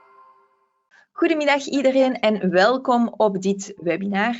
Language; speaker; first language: Dutch; native; Dutch